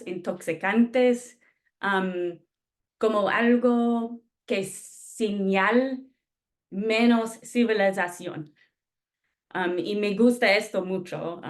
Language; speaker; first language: Spanish; non-native, fluent; English